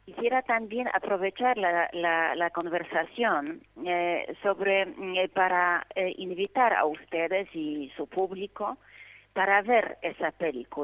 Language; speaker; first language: Spanish; non-native, fluent; Polish